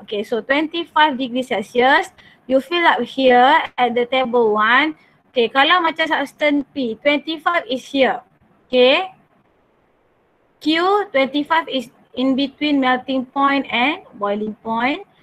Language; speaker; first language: English; non-native, local second language; Malay